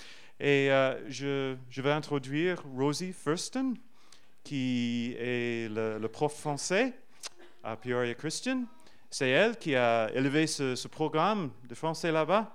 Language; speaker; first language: French; non-native, fluent; English